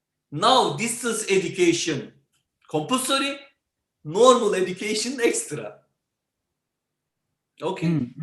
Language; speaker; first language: English; non-native, learner; Turkish